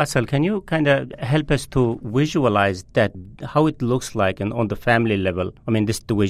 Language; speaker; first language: English; non-native, fluent; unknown